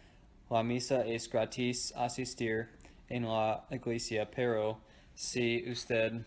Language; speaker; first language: Spanish; non-native, learner; English